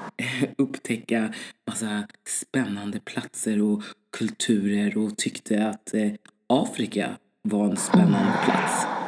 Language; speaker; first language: Swedish; early bilingual, other home language; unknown